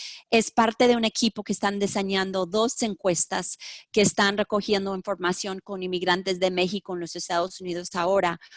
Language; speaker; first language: Spanish; early bilingual, heritage; Spanish